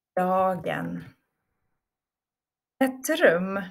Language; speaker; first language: Swedish; non-native, fluent; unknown